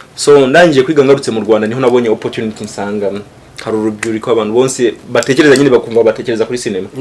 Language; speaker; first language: Kinyarwanda; early bilingual, heritage; Kinyarwanda